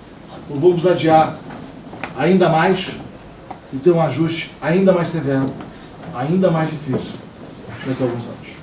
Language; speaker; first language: Portuguese; native; Portuguese